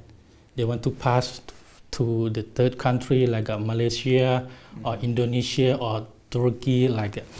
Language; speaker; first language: English; non-native, learner; Thai